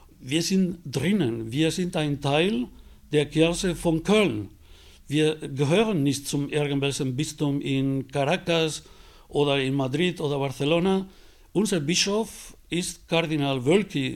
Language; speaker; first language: German; non-native, fluent; Spanish